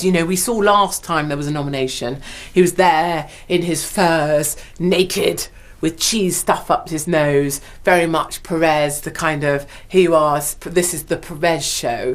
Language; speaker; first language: English; native; English